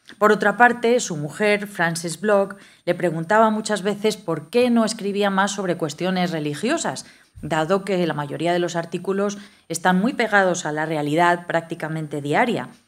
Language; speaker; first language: Spanish; native; Spanish